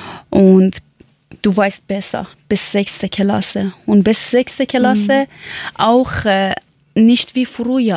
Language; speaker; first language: German; non-native, learner; Persian